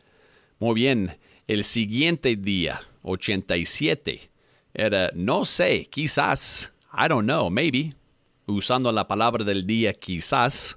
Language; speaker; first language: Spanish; non-native, fluent; English